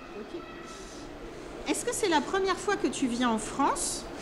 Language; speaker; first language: French; native; French